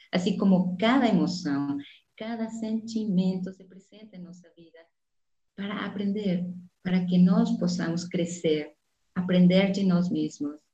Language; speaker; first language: Spanish; non-native, fluent; Portuguese